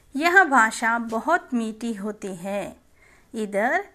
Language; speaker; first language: Hindi; non-native, local second language; Telugu